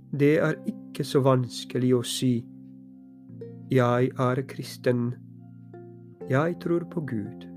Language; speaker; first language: Norwegian; non-native, fluent; Polish